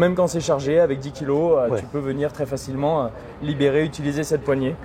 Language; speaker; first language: French; native; French